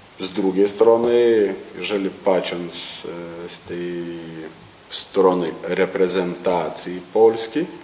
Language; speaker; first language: Polish; non-native, learner; Lithuanian